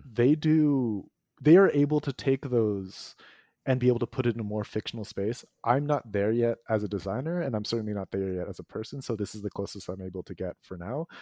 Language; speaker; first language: English; native; English